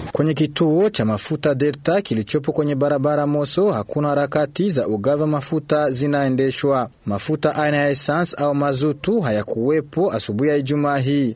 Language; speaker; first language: Swahili; non-native, local second language; Rundi